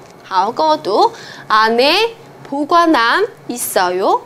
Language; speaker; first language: Korean; non-native, fluent; Chinese